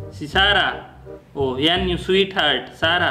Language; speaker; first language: Filipino; non-native, learner; Punjabi